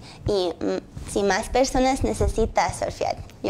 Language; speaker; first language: Spanish; early bilingual, heritage; English